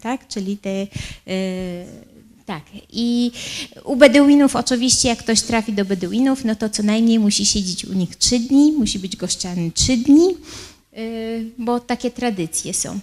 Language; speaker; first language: Polish; early bilingual, heritage; Arabic